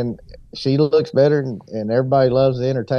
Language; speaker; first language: English; native; English